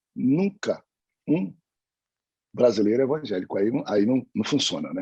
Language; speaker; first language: Portuguese; native; Portuguese